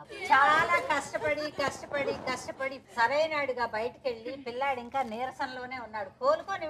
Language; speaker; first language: Telugu; native; Telugu